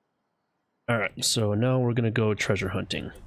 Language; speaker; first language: English; native; English